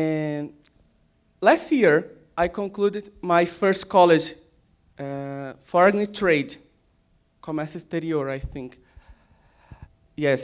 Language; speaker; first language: English; non-native, learner; Portuguese